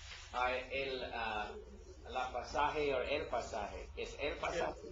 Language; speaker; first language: Spanish; non-native, learner; English